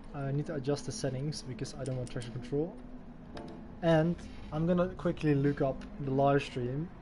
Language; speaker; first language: English; non-native, fluent; Dutch